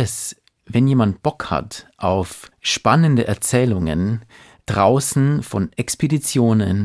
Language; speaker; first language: German; native; German